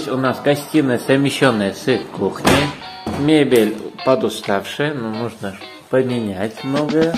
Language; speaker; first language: Russian; non-native, fluent; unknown